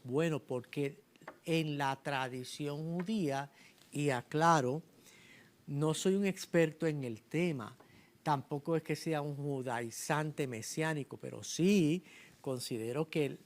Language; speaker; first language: Spanish; native; Spanish